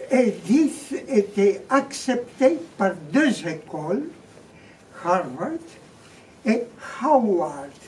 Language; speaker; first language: French; non-native, fluent; Greek